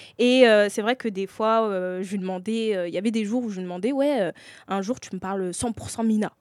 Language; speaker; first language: French; early bilingual, other home language; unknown